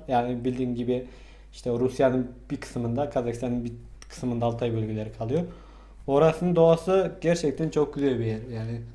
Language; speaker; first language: Turkish; non-native, fluent; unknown